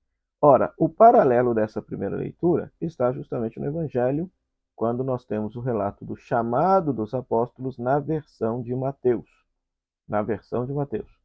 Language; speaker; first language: Portuguese; native; Portuguese